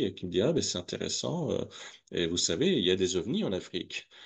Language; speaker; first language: French; native; French